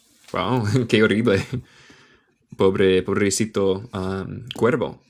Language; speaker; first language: Spanish; non-native, learner; English